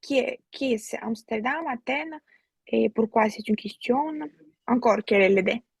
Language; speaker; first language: French; non-native, fluent; Russian